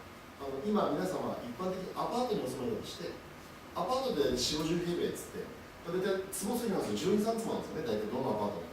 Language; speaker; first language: Japanese; native; Japanese